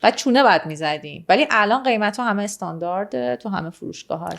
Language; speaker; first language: Persian; native; Persian